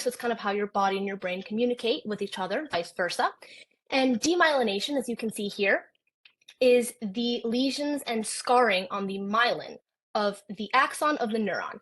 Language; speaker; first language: English; native; English